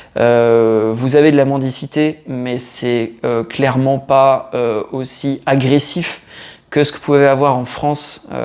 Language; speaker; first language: French; native; French